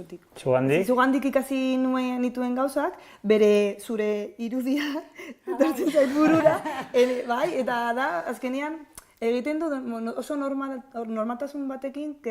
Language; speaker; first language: Basque; non-native, learner; Spanish